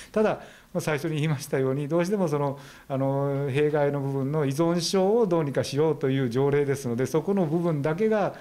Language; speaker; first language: Japanese; native; Japanese